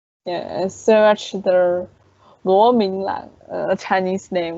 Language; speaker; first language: English; non-native, learner; Chinese